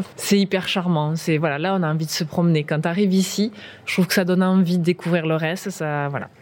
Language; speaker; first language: French; native; French